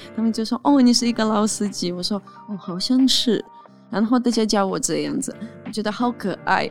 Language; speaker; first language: Chinese; non-native, fluent; Ukrainian